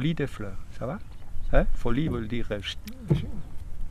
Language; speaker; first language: French; non-native, learner; Spanish